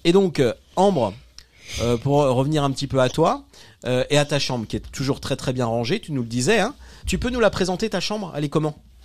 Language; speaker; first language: French; native; French